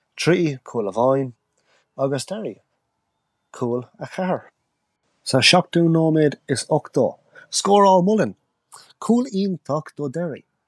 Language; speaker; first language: Irish; non-native, local second language; English